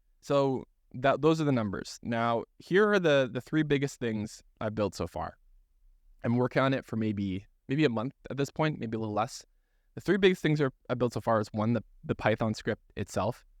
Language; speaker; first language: English; native; English